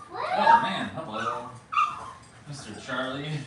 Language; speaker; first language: English; native; English